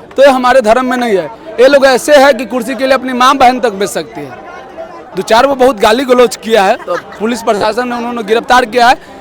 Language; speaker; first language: Hindi; native; Hindi